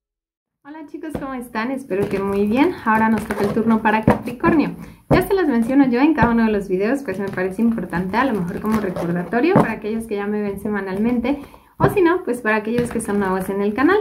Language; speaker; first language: Spanish; native; Spanish